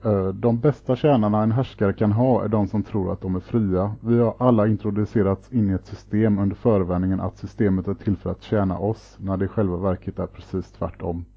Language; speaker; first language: Swedish; native; Swedish